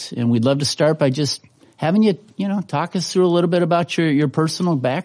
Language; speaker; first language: English; native; English